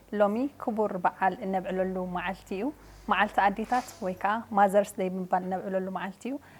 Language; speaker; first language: Tigrinya; native; Tigrinya